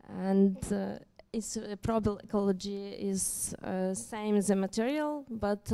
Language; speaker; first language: English; non-native, learner; Ukrainian